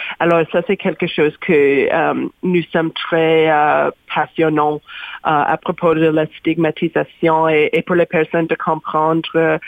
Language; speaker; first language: French; non-native, learner; English